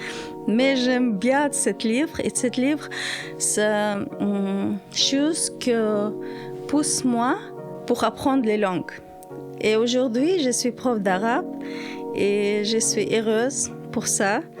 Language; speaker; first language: French; non-native, learner; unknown